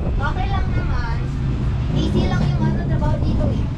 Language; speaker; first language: Filipino; native; Filipino